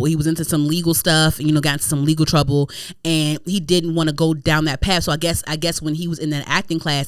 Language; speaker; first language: English; native; English